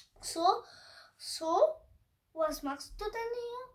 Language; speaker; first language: German; non-native, learner; Hindi